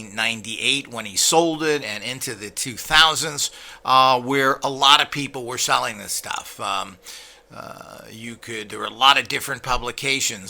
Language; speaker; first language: English; native; English